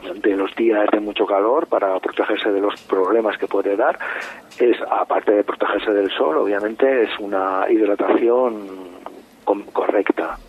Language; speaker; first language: Spanish; native; Spanish